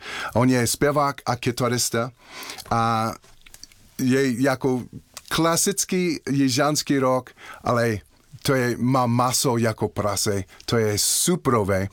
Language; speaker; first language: Czech; non-native, learner; English